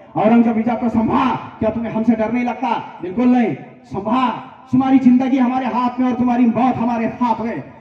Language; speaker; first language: Hindi; non-native, local second language; Marathi